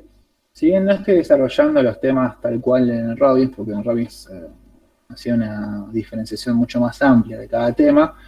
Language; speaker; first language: Spanish; native; Spanish